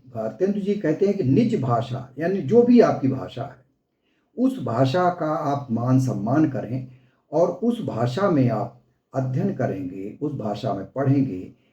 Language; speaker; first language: Hindi; native; Hindi